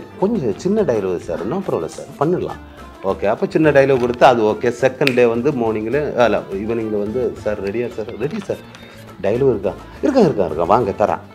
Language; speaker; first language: Tamil; non-native, learner; Malayalam